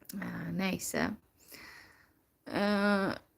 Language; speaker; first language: Turkish; non-native, fluent; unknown